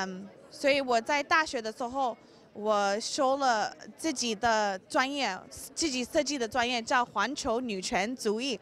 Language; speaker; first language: Chinese; early bilingual, heritage; English